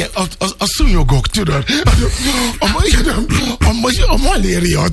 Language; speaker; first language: Hungarian; non-native, learner; Yoruba